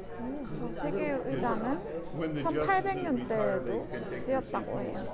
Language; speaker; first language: Korean; native; Korean